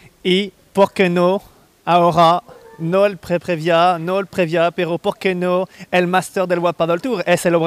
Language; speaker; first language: Spanish; non-native, learner; French